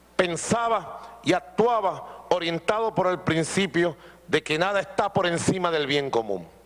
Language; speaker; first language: Spanish; native; Spanish